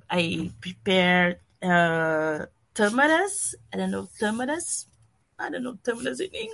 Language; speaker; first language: English; non-native, learner; Portuguese